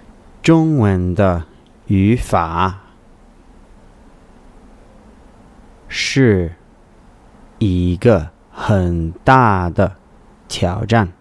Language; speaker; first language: Chinese; non-native, learner; English